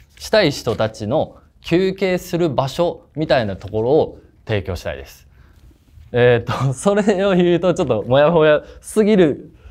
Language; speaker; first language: Japanese; non-native, fluent; Chinese